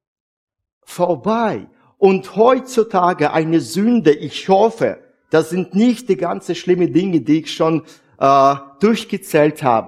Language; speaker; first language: German; non-native, fluent; Russian